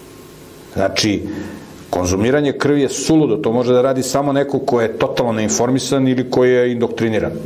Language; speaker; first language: Serbian; native; Serbian